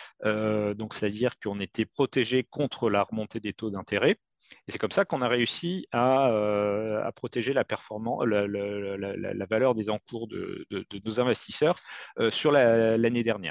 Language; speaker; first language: French; native; French